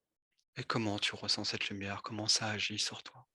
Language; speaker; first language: French; native; French